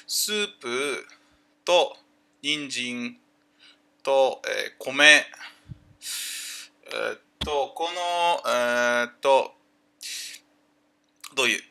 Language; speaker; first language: Japanese; non-native, learner; English